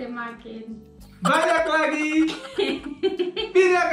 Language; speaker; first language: Indonesian; early bilingual, heritage; Indonesian